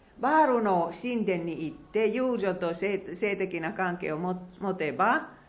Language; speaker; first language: Japanese; non-native, fluent; Finnish